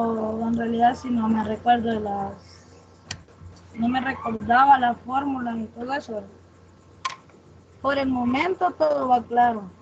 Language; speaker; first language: Spanish; native; Spanish